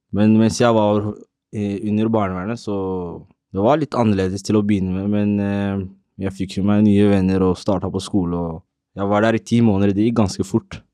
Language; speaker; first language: Norwegian; early bilingual, other home language; Somali